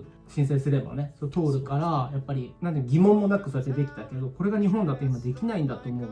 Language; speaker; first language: Japanese; native; Japanese